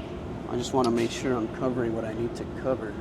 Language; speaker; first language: English; native; English